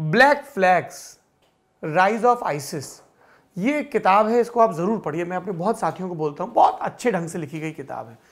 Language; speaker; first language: Hindi; native; Hindi